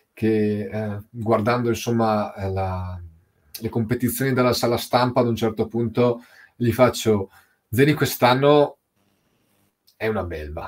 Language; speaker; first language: Italian; native; Italian